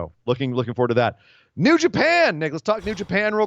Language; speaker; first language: English; native; English